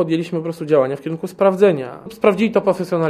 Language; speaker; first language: Polish; native; Polish